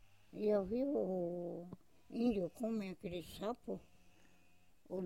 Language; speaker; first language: Portuguese; non-native, local second language; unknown